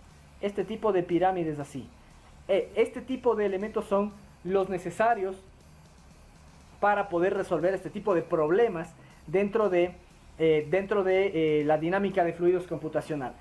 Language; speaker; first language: Spanish; native; Spanish